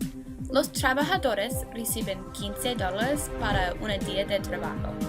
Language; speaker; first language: Spanish; non-native, learner; English